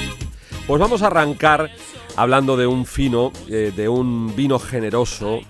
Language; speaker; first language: Spanish; native; Spanish